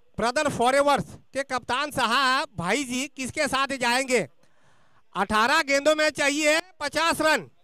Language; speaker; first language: Hindi; non-native, local second language; Marathi